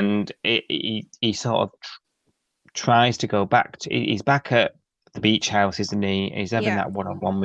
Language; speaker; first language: English; native; English